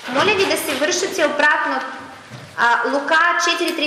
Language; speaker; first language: Bulgarian; non-native, learner; Russian